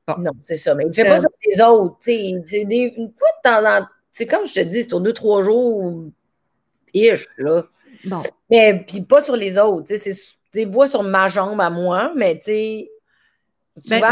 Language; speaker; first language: French; native; French